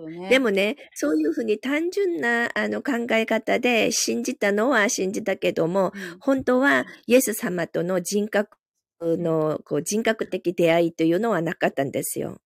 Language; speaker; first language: Japanese; non-native, fluent; Korean